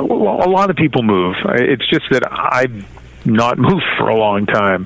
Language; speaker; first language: English; native; English